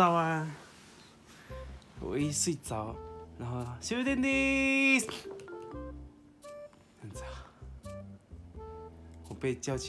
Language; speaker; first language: Chinese; non-native, learner; Japanese